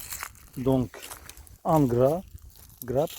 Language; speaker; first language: French; non-native, learner; Russian